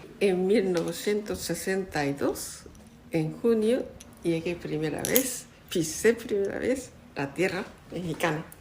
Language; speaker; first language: Spanish; non-native, fluent; Japanese